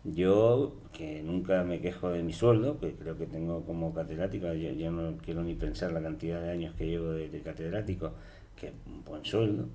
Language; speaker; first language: Spanish; native; Spanish